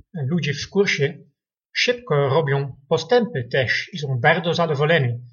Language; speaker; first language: Polish; non-native, learner; Dutch